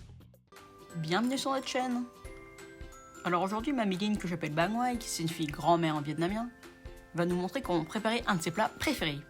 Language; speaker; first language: French; native; French